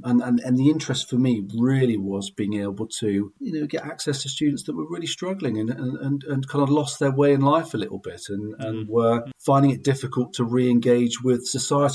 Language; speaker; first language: English; native; English